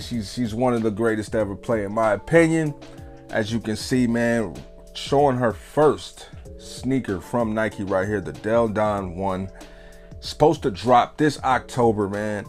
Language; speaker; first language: English; native; English